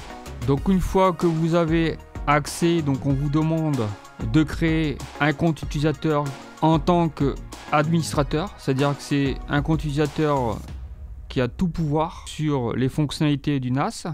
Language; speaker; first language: French; native; French